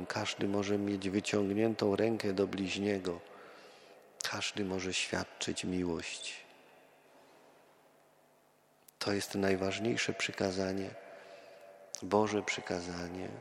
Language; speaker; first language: Polish; native; Polish